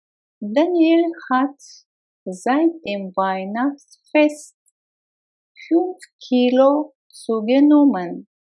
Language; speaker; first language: German; non-native, fluent; Russian